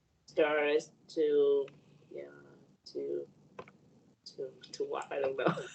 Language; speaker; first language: English; non-native, learner; Vietnamese